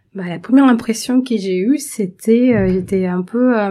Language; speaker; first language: French; non-native, fluent; Spanish